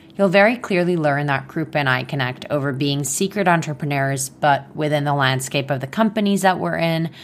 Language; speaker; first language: English; non-native, fluent; Hebrew